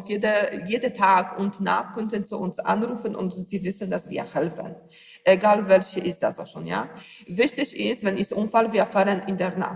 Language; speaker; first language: German; non-native, learner; Polish